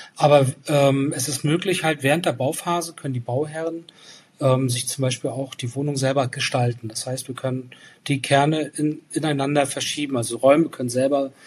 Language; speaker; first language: German; native; German